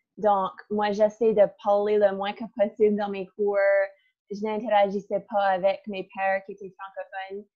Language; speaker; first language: French; non-native, local second language; English